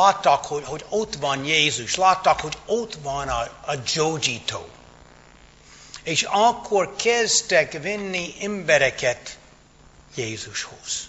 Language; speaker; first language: Hungarian; non-native, fluent; English